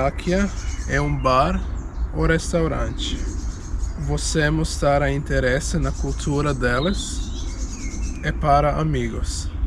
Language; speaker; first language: Portuguese; non-native, learner; Croatian